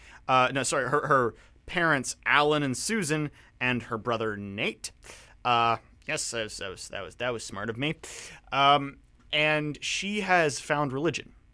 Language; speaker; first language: English; native; English